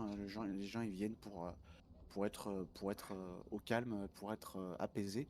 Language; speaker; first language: French; native; French